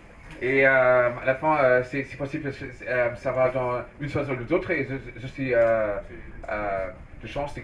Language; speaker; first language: French; non-native, learner; German